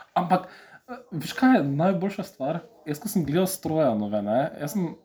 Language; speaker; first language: Slovenian; early bilingual, other home language; Serbian